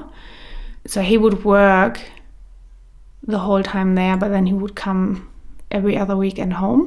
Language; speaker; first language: English; early bilingual, other home language; German